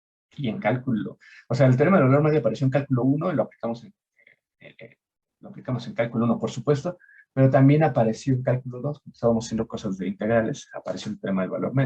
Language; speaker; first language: Spanish; native; Spanish